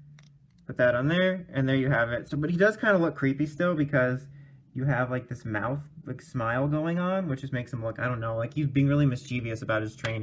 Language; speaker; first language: English; native; English